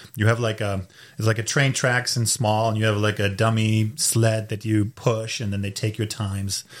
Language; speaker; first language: English; non-native, fluent; German